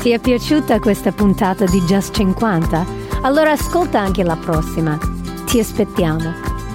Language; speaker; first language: Italian; non-native, fluent; English